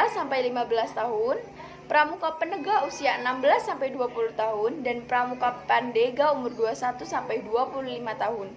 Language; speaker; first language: Indonesian; native; Indonesian